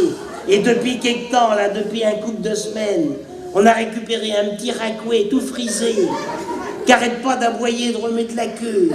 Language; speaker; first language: French; native; French